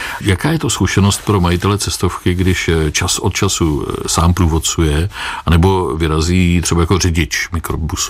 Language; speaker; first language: Czech; native; Czech